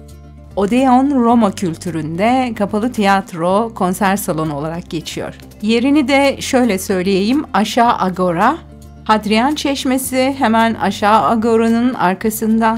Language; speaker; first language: Turkish; native; Turkish